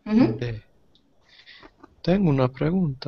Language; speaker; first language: Spanish; non-native, learner; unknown